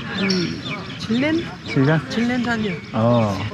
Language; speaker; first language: Korean; non-native, learner; Nepali